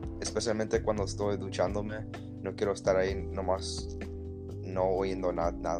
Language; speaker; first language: Spanish; early bilingual, heritage; Spanish